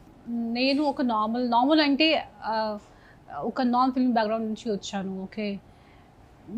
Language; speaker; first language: Telugu; non-native, fluent; Hindi